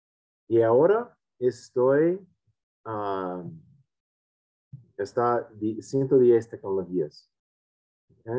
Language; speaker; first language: Spanish; non-native, fluent; English